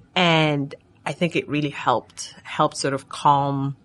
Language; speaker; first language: English; non-native, fluent; Arabic